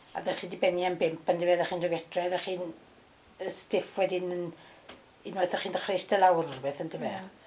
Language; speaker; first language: Welsh; native; Welsh